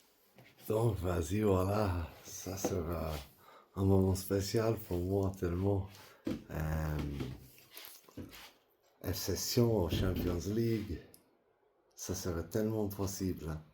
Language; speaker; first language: French; non-native, learner; English